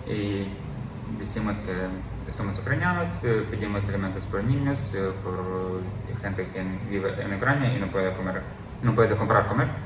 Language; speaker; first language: Spanish; non-native, learner; Ukrainian